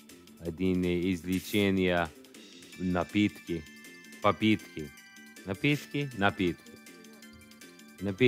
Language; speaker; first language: Russian; non-native, learner; English